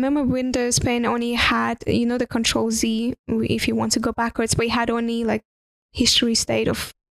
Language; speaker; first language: English; non-native, fluent; Russian